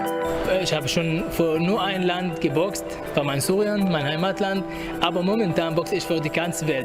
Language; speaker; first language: German; non-native, learner; Arabic